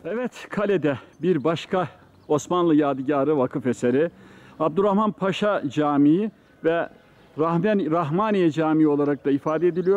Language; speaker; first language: Turkish; native; Turkish